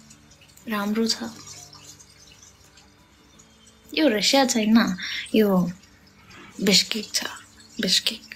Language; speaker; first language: Nepali; non-native, learner; Hindi